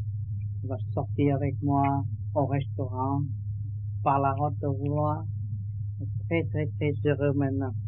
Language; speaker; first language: French; non-native, learner; Vietnamese